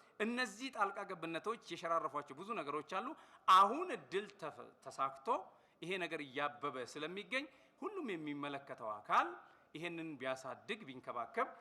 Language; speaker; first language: Amharic; non-native, local second language; Oromo